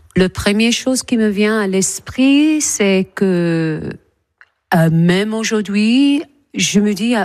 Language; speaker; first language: French; non-native, fluent; English